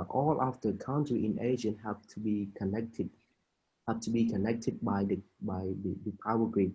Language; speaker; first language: English; non-native, fluent; Khmer